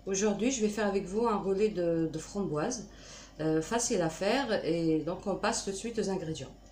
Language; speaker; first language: French; non-native, local second language; Arabic